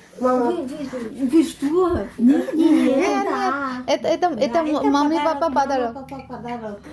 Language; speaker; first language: Russian; non-native, learner; Bangla